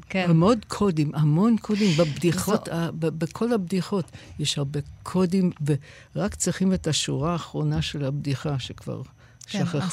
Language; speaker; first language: Hebrew; non-native, fluent; English